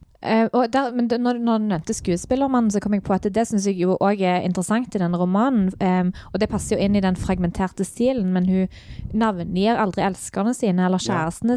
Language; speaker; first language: Norwegian; native; Norwegian